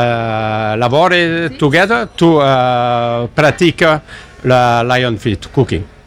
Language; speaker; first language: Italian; non-native, learner; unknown